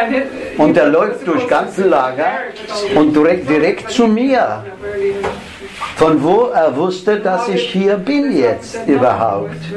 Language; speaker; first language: German; non-native, fluent; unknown